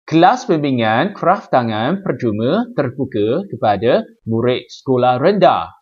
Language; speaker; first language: Malay; non-native, local second language; Chinese